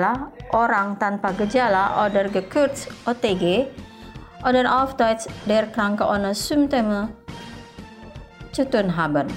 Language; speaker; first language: German; non-native, fluent; Indonesian